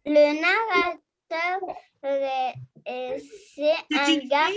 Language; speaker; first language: French; non-native, learner; Arabic